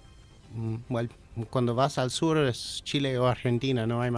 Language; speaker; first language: Spanish; non-native, fluent; English